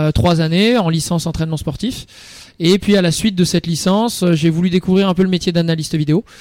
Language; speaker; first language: French; native; French